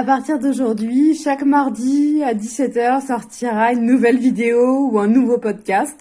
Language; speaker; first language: French; native; French